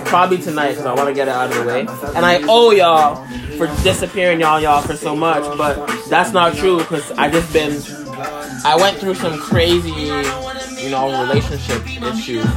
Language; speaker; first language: English; native; English